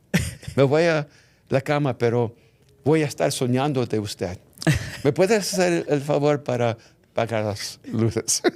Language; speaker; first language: Spanish; early bilingual, heritage; English